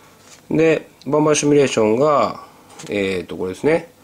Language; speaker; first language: Japanese; native; Japanese